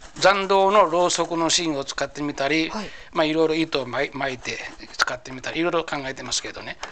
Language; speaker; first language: Japanese; native; Japanese